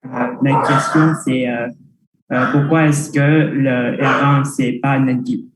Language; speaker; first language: French; non-native, learner; Vietnamese